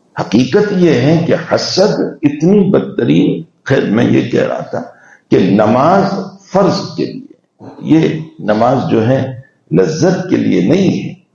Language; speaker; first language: Urdu; non-native, local second language; Gujarati